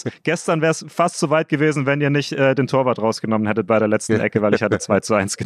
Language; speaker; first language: German; native; German